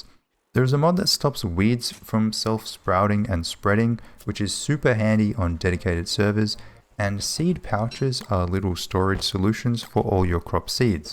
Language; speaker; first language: English; native; English